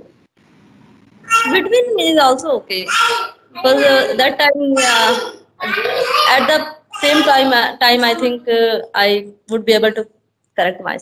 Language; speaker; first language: English; non-native, learner; Hindi